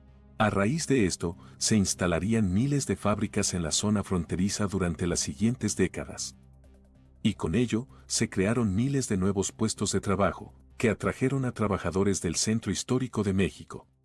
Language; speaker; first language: Spanish; native; Spanish